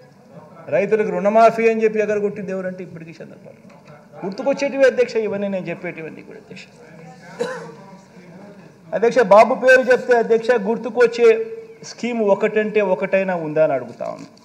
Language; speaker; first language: Telugu; native; Telugu